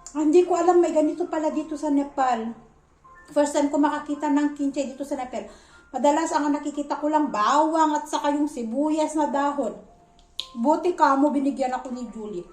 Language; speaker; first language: Filipino; non-native, local second language; Iloko